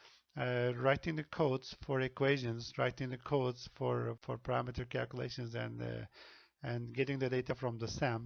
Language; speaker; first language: English; non-native, fluent; Turkish